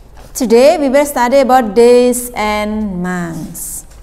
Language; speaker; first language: English; non-native, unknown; Javanese